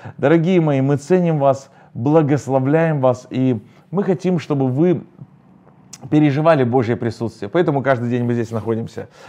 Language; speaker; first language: Russian; native; Russian